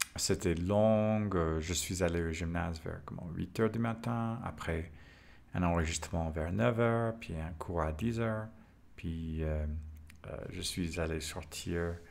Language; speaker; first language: French; non-native, learner; English